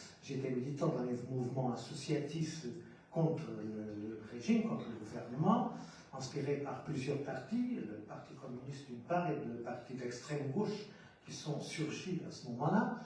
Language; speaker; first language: French; non-native, fluent; Portuguese